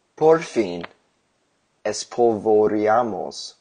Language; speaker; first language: Spanish; non-native, learner; English